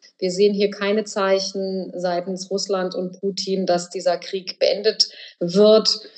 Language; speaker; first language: German; early bilingual, other home language; Bosnian